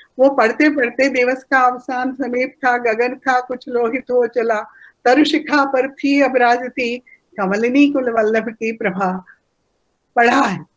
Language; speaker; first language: Hindi; non-native, local second language; Telugu